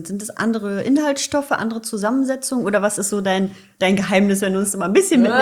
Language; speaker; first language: German; native; German